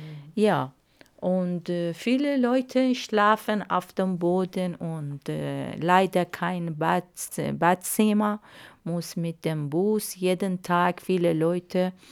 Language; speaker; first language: German; non-native, learner; Arabic